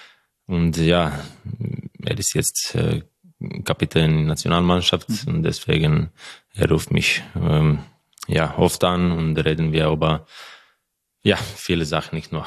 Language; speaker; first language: German; non-native, learner; Croatian